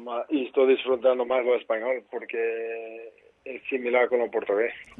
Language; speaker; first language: Spanish; non-native, fluent; Portuguese